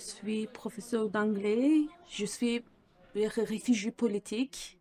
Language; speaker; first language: French; non-native, learner; Turkish